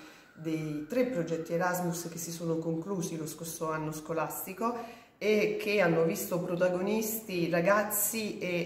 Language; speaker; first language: Italian; native; Italian